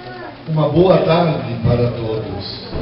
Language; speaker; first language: Portuguese; non-native, fluent; Italian